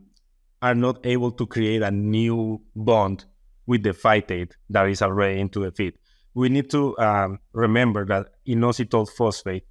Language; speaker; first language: English; non-native, fluent; Spanish